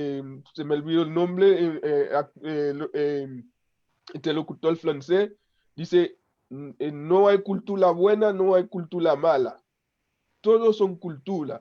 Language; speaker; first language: Spanish; non-native, local second language; Haitian Creole